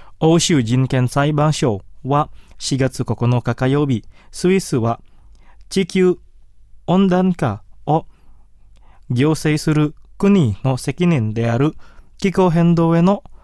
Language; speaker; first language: Japanese; non-native, fluent; Indonesian